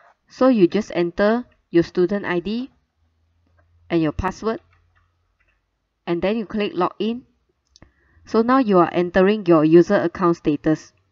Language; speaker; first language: English; non-native, local second language; Chinese